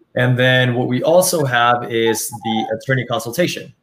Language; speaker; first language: English; early bilingual, other home language; Spanish